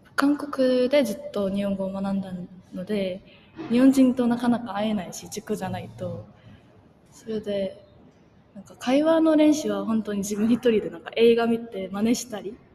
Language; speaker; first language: Japanese; non-native, fluent; Korean